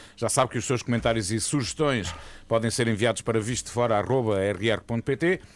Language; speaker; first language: Portuguese; native; Portuguese